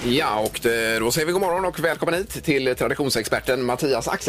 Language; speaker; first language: Swedish; native; Swedish